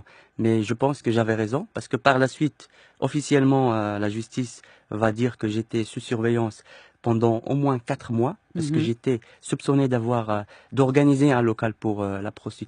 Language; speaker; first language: French; non-native, local second language; Arabic